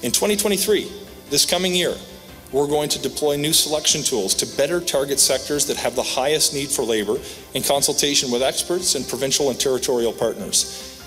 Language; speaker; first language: English; native; English